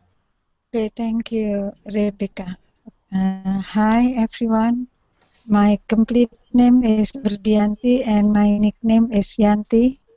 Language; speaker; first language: English; non-native, learner; Indonesian